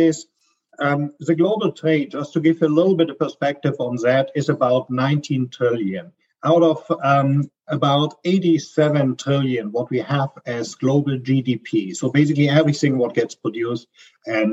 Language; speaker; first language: English; non-native, fluent; German